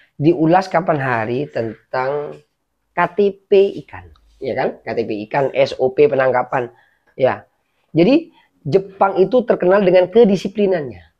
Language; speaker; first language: Indonesian; native; Indonesian